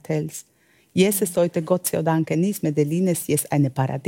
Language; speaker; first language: German; non-native, fluent; Spanish